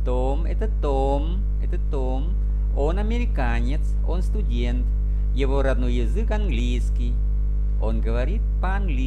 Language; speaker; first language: Russian; non-native, fluent; Vietnamese